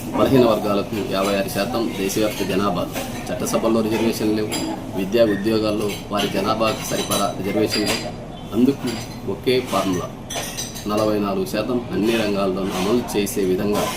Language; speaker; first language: Telugu; native; Telugu